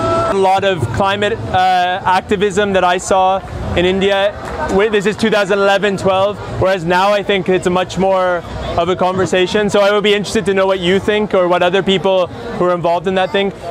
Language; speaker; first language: English; native; English